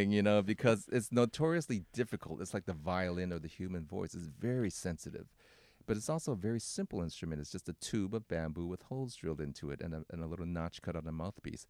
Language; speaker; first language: English; native; English